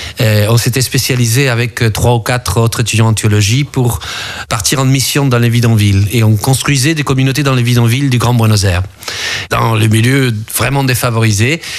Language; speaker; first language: French; early bilingual, other home language; Spanish